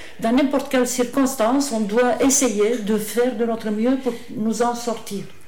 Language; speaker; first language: French; non-native, fluent; Romanian